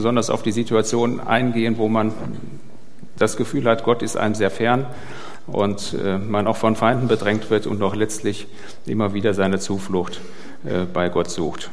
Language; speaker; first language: German; native; German